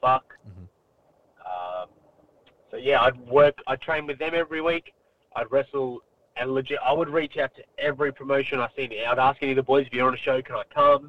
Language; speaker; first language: English; native; English